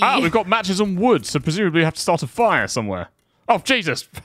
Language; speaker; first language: English; native; English